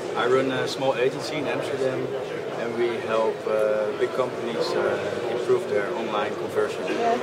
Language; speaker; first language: English; non-native, fluent; Dutch